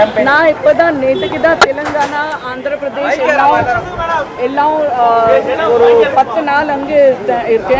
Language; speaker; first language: Tamil; non-native, fluent; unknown